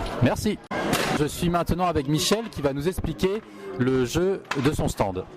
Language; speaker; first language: French; native; French